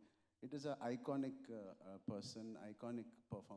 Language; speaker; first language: Tamil; non-native, local second language; Telugu